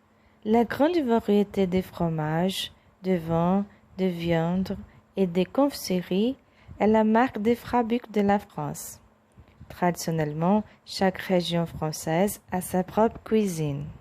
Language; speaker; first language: French; non-native, learner; Portuguese